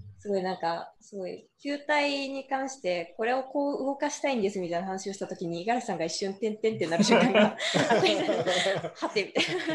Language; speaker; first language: Japanese; native; Japanese